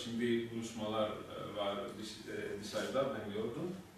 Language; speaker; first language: Turkish; non-native, learner; Greek